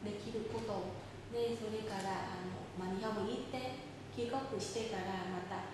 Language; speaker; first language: Japanese; non-native, fluent; Vietnamese